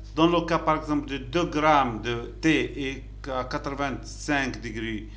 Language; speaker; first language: French; non-native, local second language; Arabic